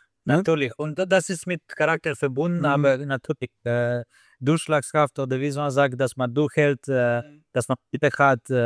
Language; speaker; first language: German; non-native, fluent; Slovenian